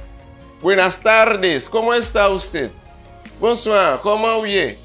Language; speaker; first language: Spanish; non-native, fluent; Haitian Creole